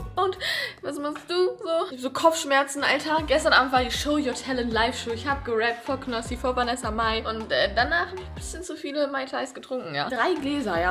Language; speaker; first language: German; native; German